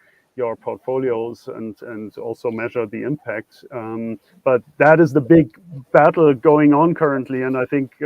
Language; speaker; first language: English; non-native, fluent; German